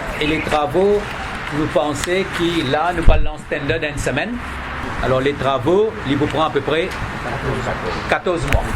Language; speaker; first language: French; non-native, local second language; Morisyen